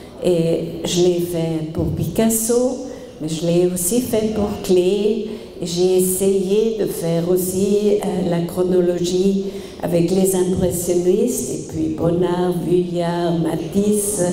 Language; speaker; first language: French; non-native, fluent; German